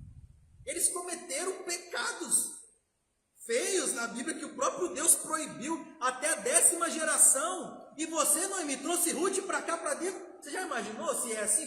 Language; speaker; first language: Portuguese; native; Portuguese